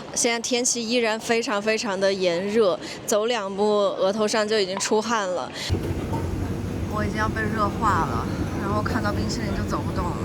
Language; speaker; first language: Chinese; native; Chinese